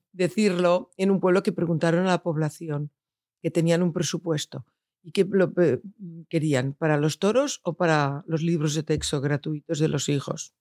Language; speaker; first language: Spanish; non-native, local second language; Catalan